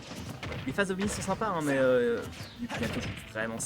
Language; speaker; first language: French; native; French